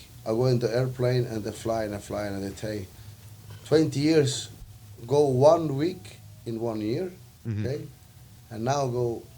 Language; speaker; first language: English; non-native, learner; Italian